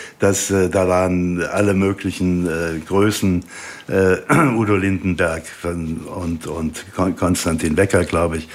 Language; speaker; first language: German; native; German